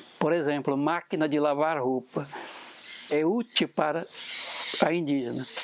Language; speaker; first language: Portuguese; non-native, local second language; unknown